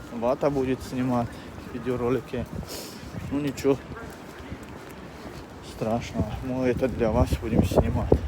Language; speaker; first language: Russian; non-native, fluent; Tajik